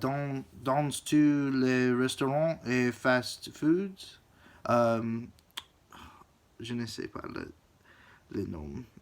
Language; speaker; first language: French; non-native, learner; English